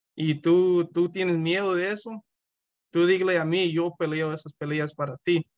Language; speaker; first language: Spanish; early bilingual, heritage; Spanish